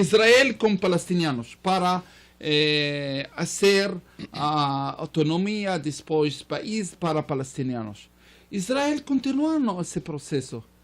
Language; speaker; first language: Spanish; non-native, learner; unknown